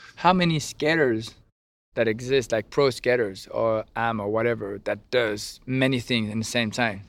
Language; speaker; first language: English; non-native, fluent; French